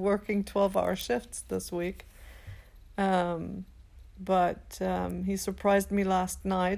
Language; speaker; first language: English; non-native, fluent; German